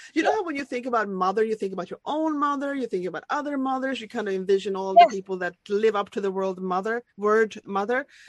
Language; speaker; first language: English; non-native, fluent; Swedish